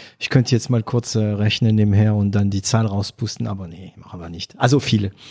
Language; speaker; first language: German; non-native, fluent; French